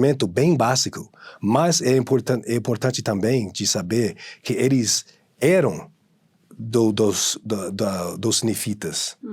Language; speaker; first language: Portuguese; non-native, fluent; English